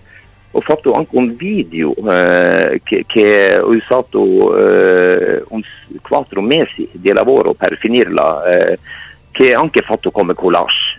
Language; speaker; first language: Italian; non-native, fluent; Norwegian